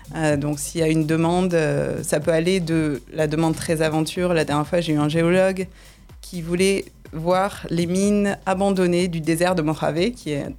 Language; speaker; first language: French; native; French